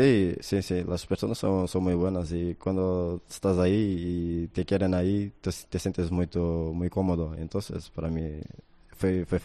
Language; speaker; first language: Spanish; non-native, fluent; Portuguese